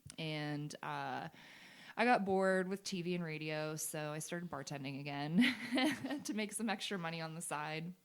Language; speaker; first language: English; native; English